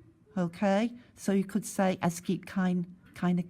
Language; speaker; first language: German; non-native, fluent; English